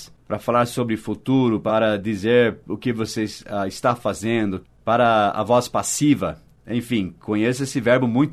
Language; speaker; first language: Portuguese; non-native, fluent; English